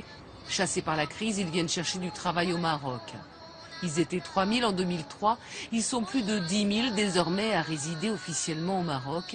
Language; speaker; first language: French; native; French